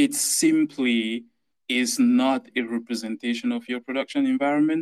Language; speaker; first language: English; non-native, local second language; French